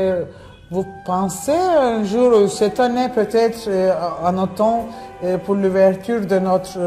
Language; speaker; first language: French; non-native, fluent; Turkish